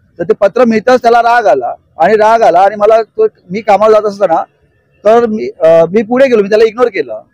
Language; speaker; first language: Marathi; native; Marathi